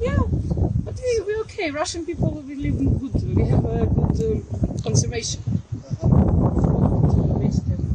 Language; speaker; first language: English; non-native, learner; Russian